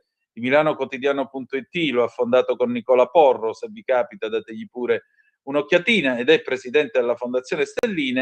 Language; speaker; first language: Italian; native; Italian